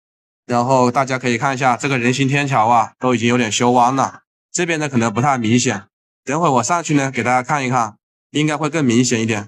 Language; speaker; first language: Chinese; native; Chinese